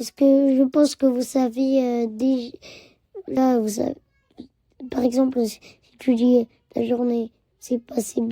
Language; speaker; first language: French; early bilingual, other home language; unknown